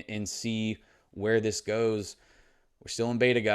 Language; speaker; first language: English; native; English